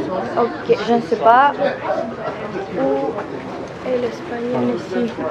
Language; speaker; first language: French; non-native, learner; Spanish